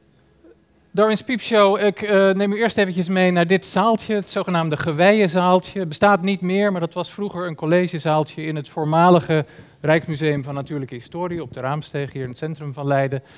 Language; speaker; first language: Dutch; native; Dutch